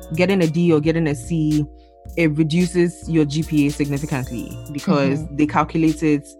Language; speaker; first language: English; non-native, local second language; Akan